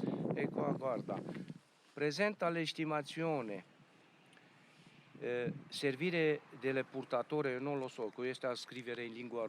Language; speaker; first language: Italian; non-native, learner; Romanian